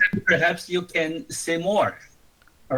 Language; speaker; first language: English; non-native, learner; Chinese